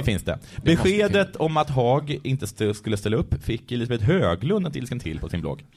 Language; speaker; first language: Swedish; native; Swedish